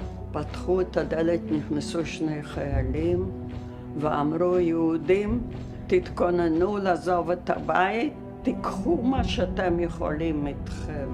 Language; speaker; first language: Hebrew; early bilingual, other home language; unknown